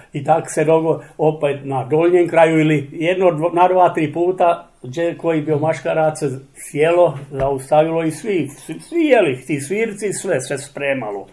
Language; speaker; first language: Serbian; non-native, local second language; Czech